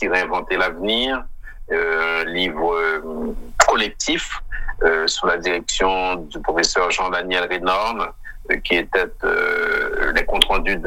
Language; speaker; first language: French; native; French